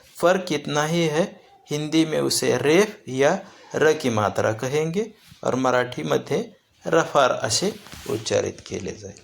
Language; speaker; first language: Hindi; non-native, local second language; Marathi